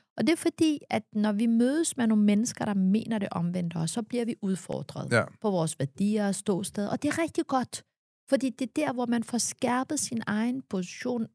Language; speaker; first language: Danish; early bilingual, other home language; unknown